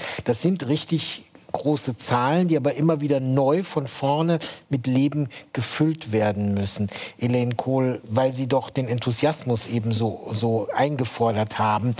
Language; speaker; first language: German; native; German